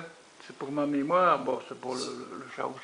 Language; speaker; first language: French; native; French